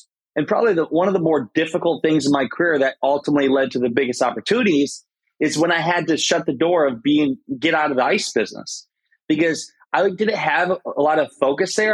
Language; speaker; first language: English; native; English